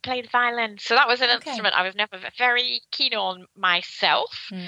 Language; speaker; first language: English; native; English